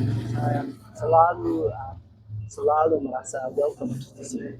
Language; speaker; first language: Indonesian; non-native, fluent; English